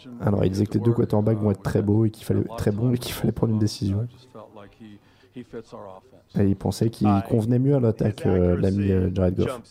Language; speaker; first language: French; native; French